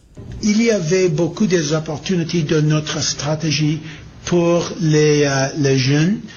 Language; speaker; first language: French; non-native, learner; English